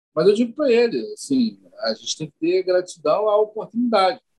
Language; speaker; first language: Portuguese; native; Portuguese